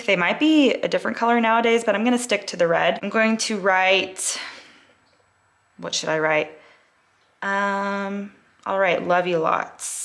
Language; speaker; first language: English; native; English